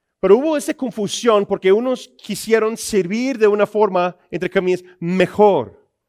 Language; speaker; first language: Spanish; non-native, fluent; English